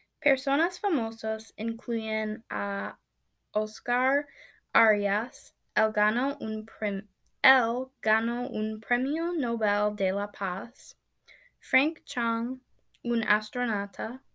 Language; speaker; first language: Spanish; non-native, learner; English